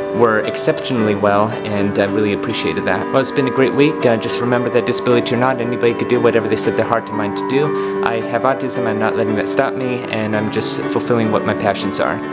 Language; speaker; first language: English; native; English